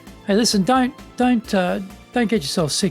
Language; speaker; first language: English; native; English